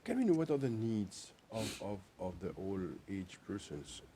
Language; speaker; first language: English; non-native, local second language; Morisyen